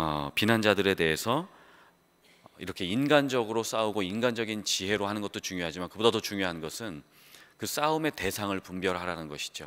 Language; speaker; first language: Korean; native; Korean